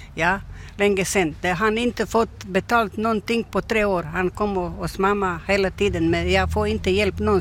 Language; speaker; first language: Swedish; non-native, learner; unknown